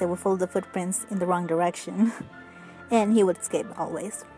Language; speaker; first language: English; non-native, fluent; Spanish